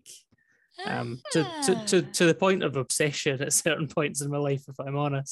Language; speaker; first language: English; native; English